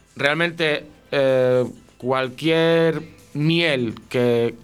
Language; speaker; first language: Spanish; native; Spanish